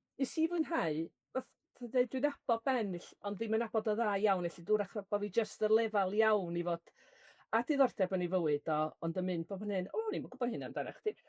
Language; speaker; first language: Welsh; native; Welsh